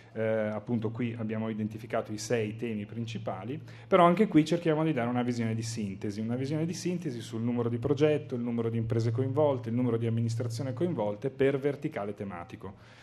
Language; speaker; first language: Italian; native; Italian